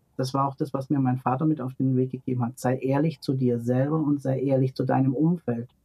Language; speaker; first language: German; native; German